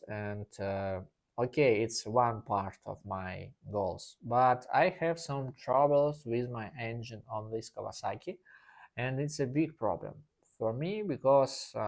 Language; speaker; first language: English; non-native, learner; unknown